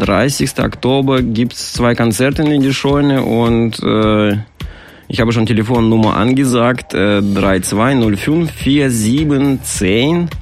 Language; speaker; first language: German; non-native, fluent; Russian